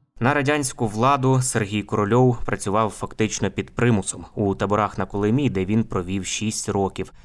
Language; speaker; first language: Ukrainian; native; Ukrainian